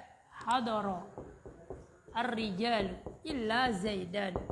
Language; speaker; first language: Arabic; non-native, fluent; Indonesian